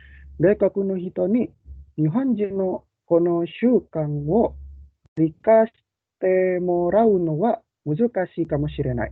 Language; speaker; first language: Japanese; non-native, learner; Indonesian